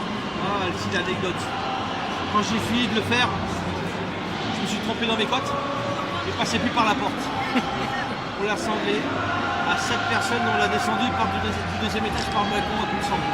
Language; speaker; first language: French; native; French